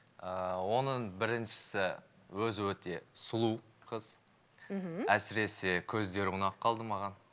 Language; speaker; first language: Kazakh; early bilingual, heritage; Kazakh